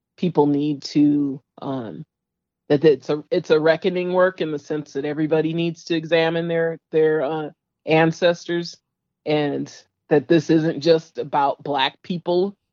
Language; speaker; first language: English; native; English